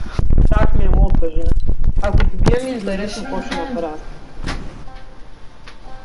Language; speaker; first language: Bulgarian; native; Bulgarian